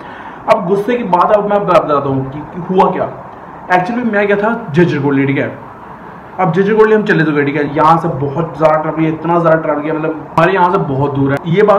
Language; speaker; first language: Hindi; native; Hindi